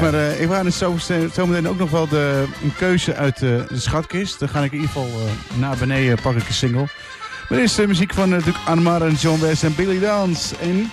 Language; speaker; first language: Dutch; native; Dutch